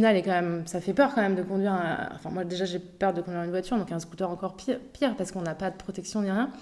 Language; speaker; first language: French; native; French